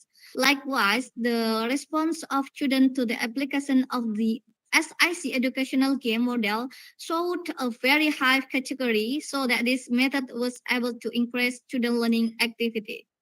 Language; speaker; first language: English; non-native, learner; Indonesian